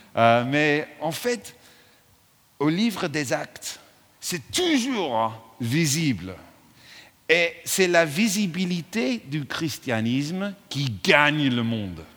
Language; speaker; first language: French; non-native, fluent; English